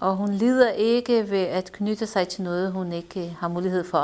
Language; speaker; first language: Danish; non-native, fluent; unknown